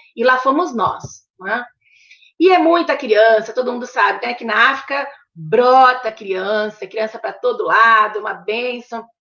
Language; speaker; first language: Portuguese; native; Portuguese